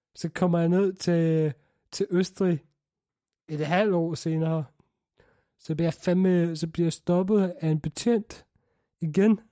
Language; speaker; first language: Danish; native; Danish